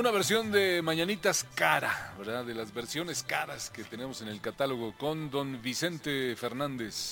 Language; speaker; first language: Spanish; native; Spanish